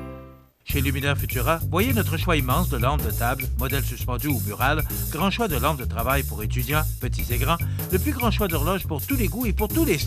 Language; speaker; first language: French; native; French